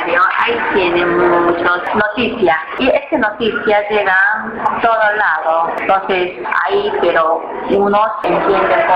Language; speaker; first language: Spanish; non-native, learner; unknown